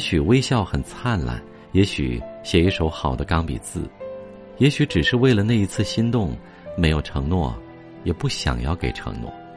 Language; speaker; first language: Chinese; native; Chinese